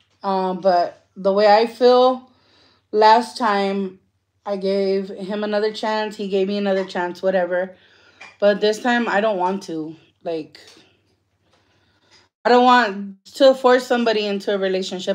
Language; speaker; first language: English; early bilingual, other home language; Spanish